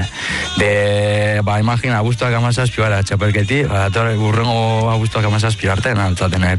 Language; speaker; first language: Basque; native; Basque